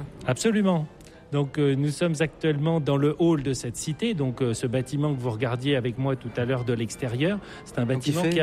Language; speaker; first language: French; native; French